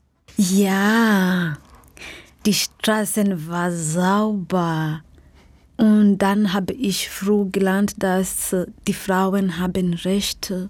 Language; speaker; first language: German; non-native, learner; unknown